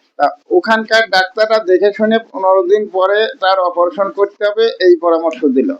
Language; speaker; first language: Bangla; native; Bangla